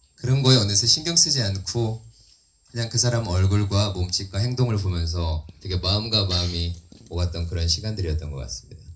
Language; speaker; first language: Korean; early bilingual, heritage; Korean